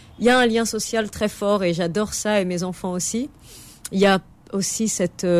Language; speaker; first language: French; native; French